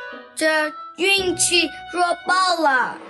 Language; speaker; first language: Chinese; native; Chinese